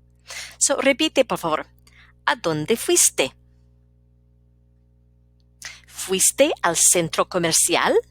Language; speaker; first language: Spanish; non-native, fluent; English